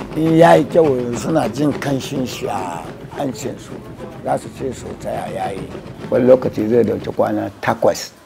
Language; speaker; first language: Hausa; non-native, local second language; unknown